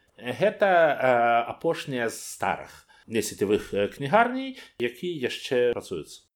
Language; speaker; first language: Belarusian; non-native, learner; Russian